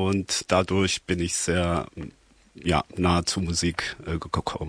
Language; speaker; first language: German; non-native, fluent; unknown